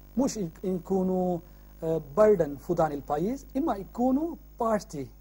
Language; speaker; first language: Maltese; non-native, learner; Urdu